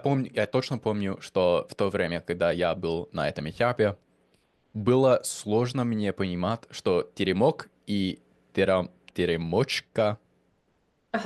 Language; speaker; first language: Russian; non-native, fluent; English